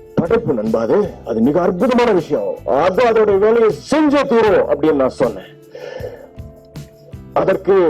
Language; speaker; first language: Tamil; native; Tamil